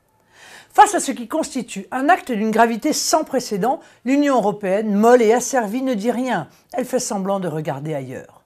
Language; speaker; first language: French; native; French